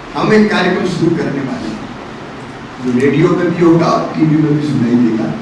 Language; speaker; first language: Hindi; native; Hindi